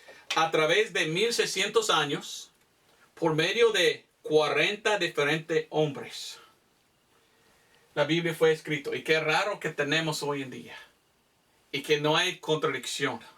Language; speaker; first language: Spanish; non-native, fluent; English